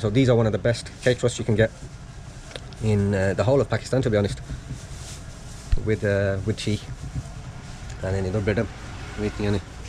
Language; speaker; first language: English; early bilingual, other home language; Punjabi